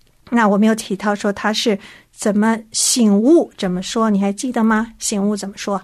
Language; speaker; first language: Chinese; native; Chinese